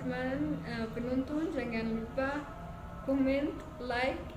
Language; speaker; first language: Indonesian; non-native, fluent; Arabic